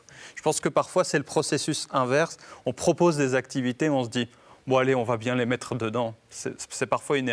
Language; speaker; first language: French; native; French